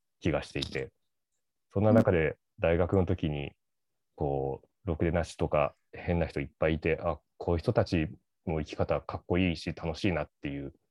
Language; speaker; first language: Japanese; native; Japanese